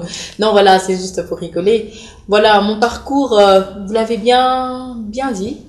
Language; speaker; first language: French; non-native, local second language; Lingala